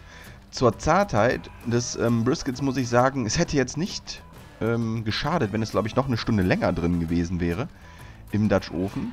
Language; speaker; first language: German; native; German